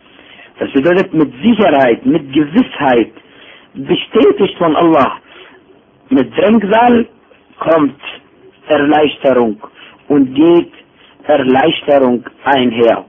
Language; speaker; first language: German; non-native, fluent; Arabic